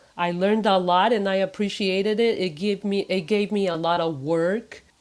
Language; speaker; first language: English; non-native, fluent; Spanish